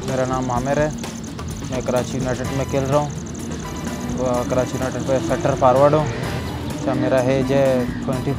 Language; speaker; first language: Hindi; non-native, local second language; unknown